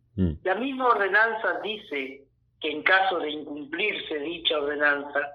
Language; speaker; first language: Spanish; native; Spanish